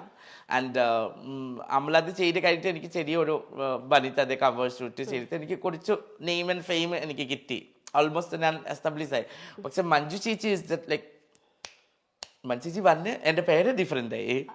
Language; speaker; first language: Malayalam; non-native, fluent; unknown